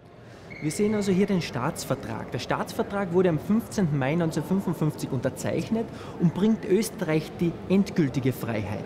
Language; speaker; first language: German; native; German